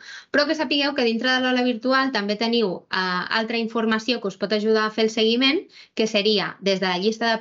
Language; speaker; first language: Catalan; native; Catalan